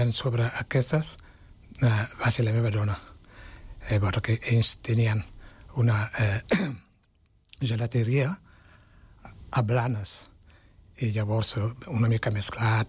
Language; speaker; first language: Catalan; non-native, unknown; Wolof